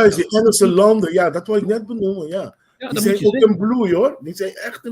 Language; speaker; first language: Dutch; non-native, local second language; Papiamento